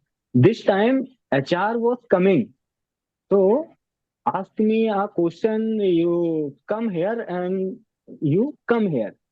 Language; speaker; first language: English; non-native, learner; Hindi